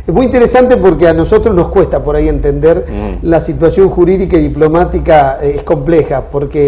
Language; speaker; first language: Spanish; native; Spanish